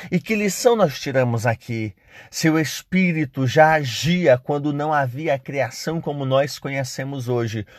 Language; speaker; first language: Portuguese; native; Portuguese